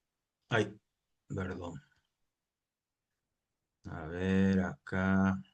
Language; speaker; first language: Spanish; native; Spanish